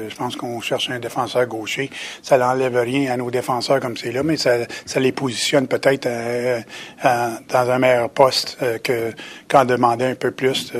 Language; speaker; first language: French; native; French